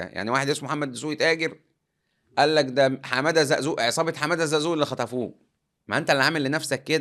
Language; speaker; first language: Arabic; native; Arabic